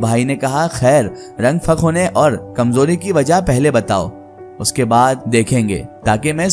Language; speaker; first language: Hindi; native; Hindi